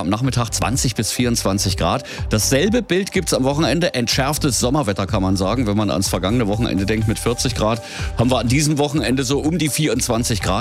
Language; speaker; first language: German; native; German